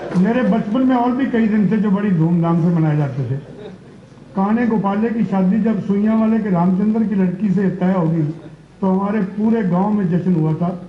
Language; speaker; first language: Urdu; non-native, local second language; Punjabi